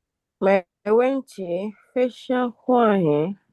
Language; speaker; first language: Chinese; non-native, learner; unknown